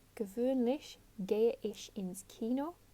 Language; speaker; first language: German; non-native, fluent; English